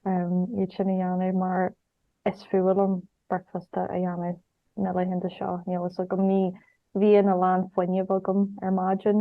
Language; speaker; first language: Irish; non-native, local second language; English